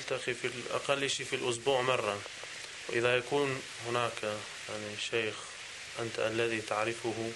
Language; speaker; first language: Arabic; non-native, learner; Albanian